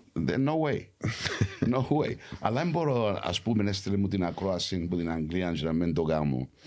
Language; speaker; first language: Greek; early bilingual, heritage; Greek